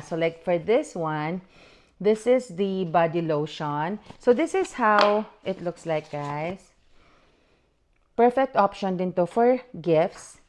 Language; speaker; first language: English; non-native, local second language; Filipino